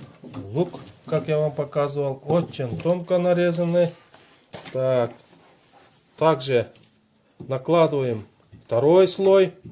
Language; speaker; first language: Russian; non-native, local second language; Kyrgyz